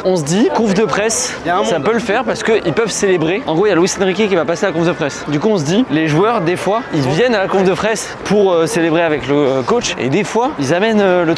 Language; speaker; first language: French; native; French